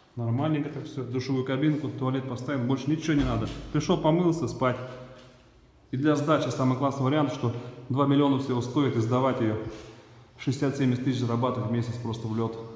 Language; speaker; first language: Russian; native; Russian